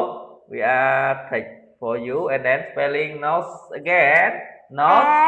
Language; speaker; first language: English; non-native, learner; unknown